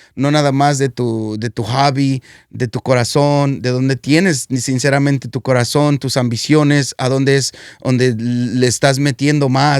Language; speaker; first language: Spanish; early bilingual, heritage; Spanish